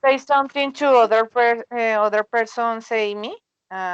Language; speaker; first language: English; non-native, learner; Spanish